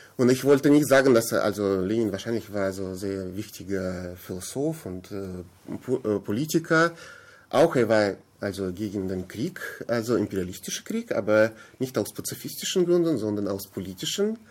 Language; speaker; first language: German; non-native, fluent; Russian